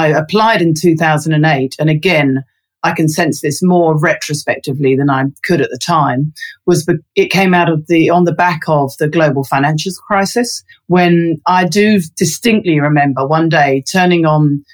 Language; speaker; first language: English; native; English